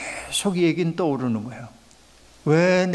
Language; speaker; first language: Korean; native; Korean